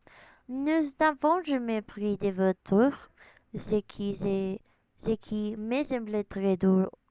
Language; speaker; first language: French; non-native, learner; Spanish